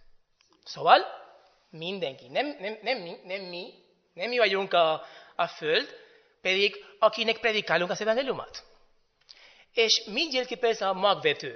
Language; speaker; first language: Hungarian; non-native, fluent; Spanish